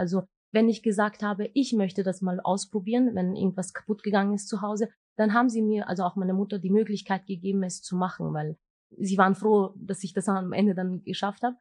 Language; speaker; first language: German; early bilingual, other home language; Turkish